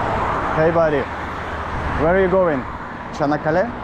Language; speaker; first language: English; non-native, learner; Russian